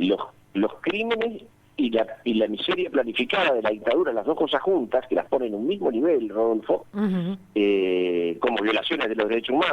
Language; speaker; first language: Spanish; native; Spanish